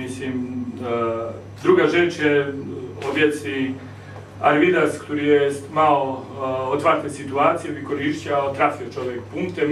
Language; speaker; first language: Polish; non-native, learner; Serbian